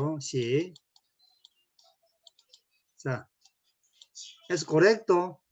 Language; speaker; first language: Spanish; non-native, learner; Korean